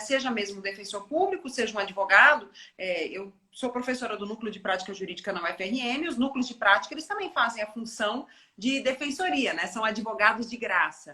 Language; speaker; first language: Portuguese; native; Portuguese